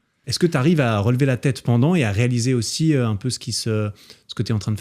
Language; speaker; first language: French; native; French